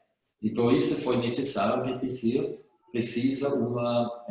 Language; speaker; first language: Portuguese; non-native, fluent; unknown